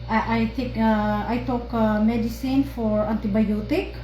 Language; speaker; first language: English; non-native, learner; Filipino